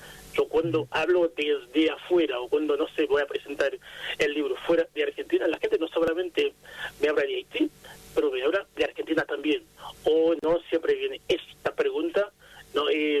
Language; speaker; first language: Spanish; non-native, fluent; Haitian Creole